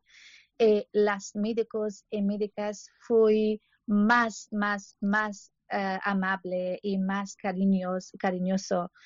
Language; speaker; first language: Spanish; non-native, learner; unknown